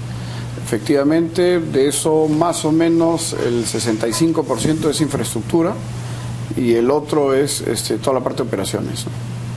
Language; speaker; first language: Spanish; native; Spanish